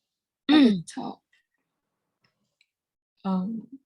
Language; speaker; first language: English; non-native, learner; Vietnamese